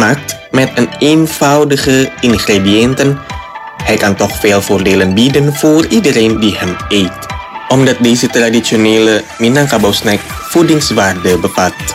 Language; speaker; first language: Dutch; non-native, fluent; Indonesian